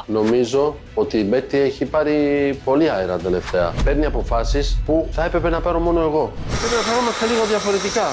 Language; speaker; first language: Greek; non-native, fluent; Italian